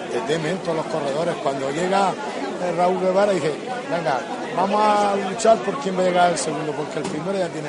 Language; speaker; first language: Spanish; native; Spanish